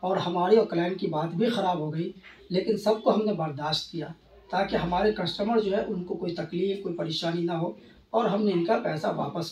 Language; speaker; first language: Hindi; native; Hindi